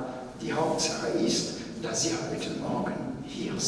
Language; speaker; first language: German; non-native, fluent; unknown